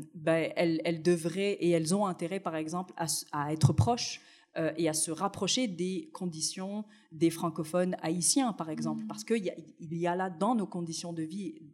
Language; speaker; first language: French; early bilingual, other home language; Arabic